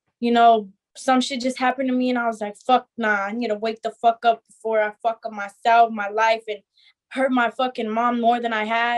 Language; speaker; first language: English; native; English